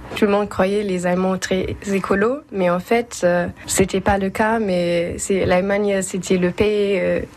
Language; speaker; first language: French; non-native, fluent; German